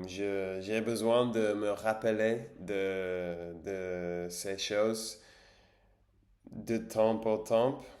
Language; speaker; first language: French; non-native, learner; English